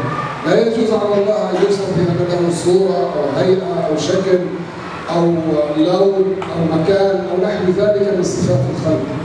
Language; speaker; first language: Arabic; native; Arabic